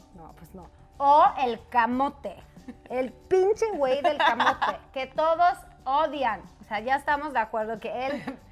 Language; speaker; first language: Spanish; non-native, fluent; Swedish